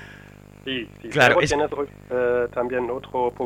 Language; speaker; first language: Spanish; non-native, learner; German